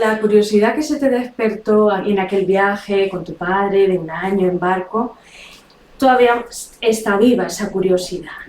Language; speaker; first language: Spanish; native; Spanish